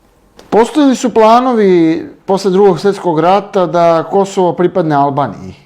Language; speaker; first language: Serbian; native; Serbian